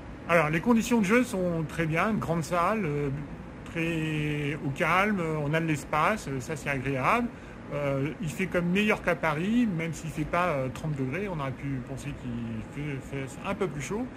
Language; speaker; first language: French; native; French